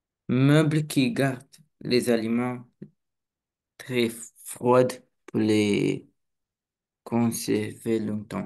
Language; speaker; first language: French; non-native, learner; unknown